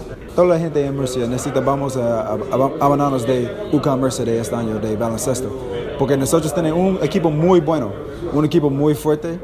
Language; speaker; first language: Spanish; non-native, learner; English